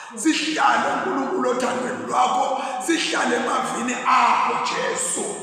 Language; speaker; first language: Zulu; non-native, local second language; Swati